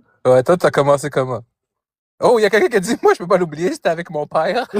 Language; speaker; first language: French; native; French